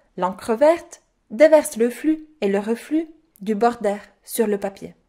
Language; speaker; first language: French; non-native, fluent; Italian